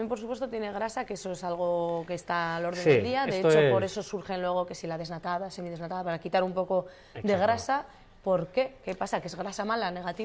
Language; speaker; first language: Spanish; native; Spanish